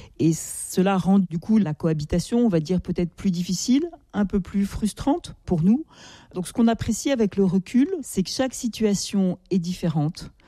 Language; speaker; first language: French; native; French